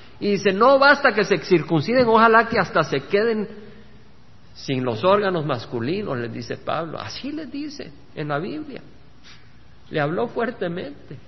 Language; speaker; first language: Spanish; native; Spanish